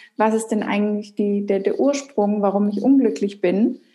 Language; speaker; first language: German; native; German